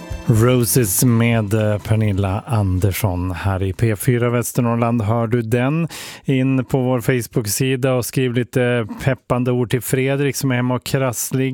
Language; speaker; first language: Swedish; native; Swedish